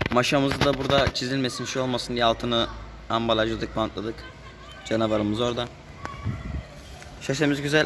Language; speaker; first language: Turkish; native; Turkish